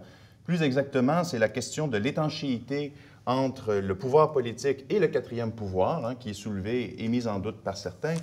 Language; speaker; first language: French; native; French